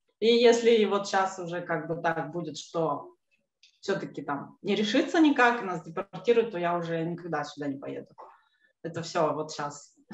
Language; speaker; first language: Russian; native; Russian